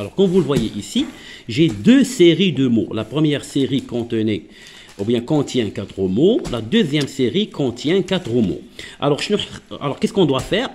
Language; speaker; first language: French; non-native, local second language; Arabic